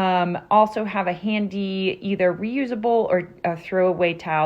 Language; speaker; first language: English; native; English